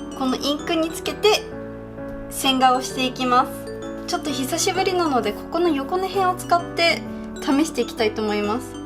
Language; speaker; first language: Japanese; early bilingual, heritage; Japanese